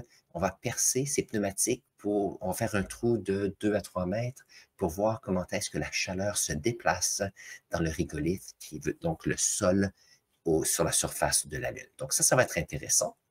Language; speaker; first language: French; native; French